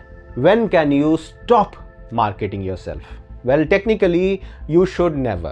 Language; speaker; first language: English; non-native, local second language; Hindi